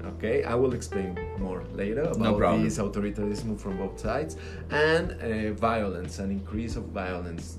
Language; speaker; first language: English; non-native, fluent; Spanish